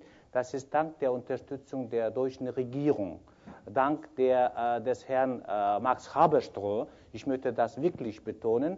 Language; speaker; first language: German; non-native, fluent; Kyrgyz